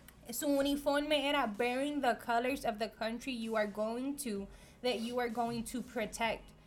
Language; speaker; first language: English; non-native, local second language; Spanish